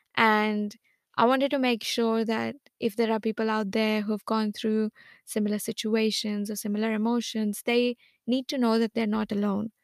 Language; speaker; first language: English; non-native, local second language; Hindi